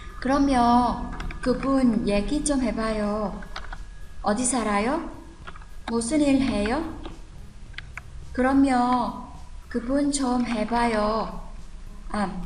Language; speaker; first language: Korean; non-native, fluent; Vietnamese